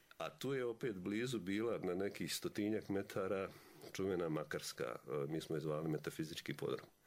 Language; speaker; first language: Bosnian; native; Bosnian